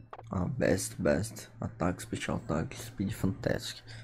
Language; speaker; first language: English; non-native, learner; Portuguese